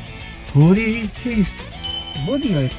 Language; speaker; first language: Japanese; native; Japanese